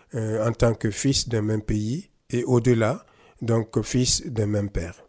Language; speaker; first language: French; non-native, local second language; Mossi